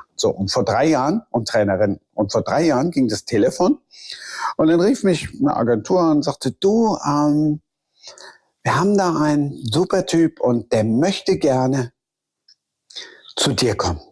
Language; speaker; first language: German; native; German